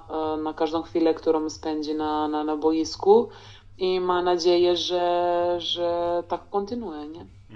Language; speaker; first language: Polish; non-native, fluent; Serbian